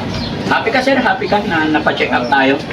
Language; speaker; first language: Filipino; native; Filipino